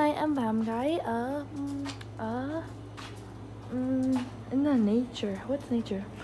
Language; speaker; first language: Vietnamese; non-native, learner; English